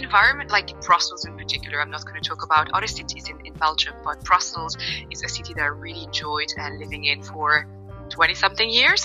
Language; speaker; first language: English; non-native, fluent; French